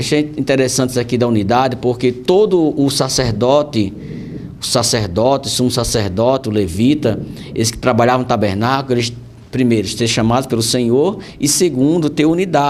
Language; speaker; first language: Portuguese; native; Portuguese